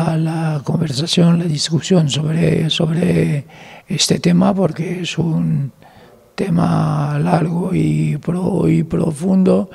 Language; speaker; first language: Spanish; non-native, fluent; Arabic